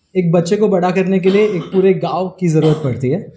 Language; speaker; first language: Hindi; non-native, local second language; Marathi